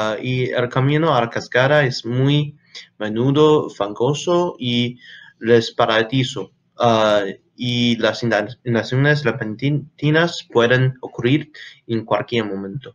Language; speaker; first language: Spanish; non-native, learner; English